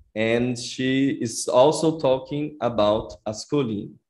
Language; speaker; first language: English; non-native, fluent; Portuguese